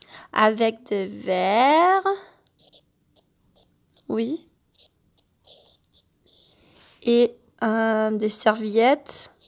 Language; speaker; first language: French; non-native, fluent; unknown